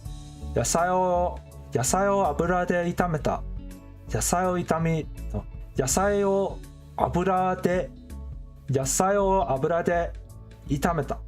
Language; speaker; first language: Japanese; non-native, learner; English